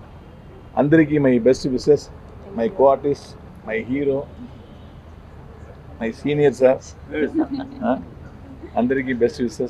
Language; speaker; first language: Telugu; non-native, learner; Tamil